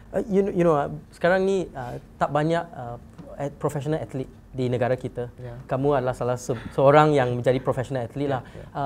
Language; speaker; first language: Malay; native; Malay